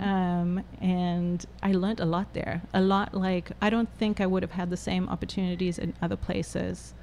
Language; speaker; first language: English; native; English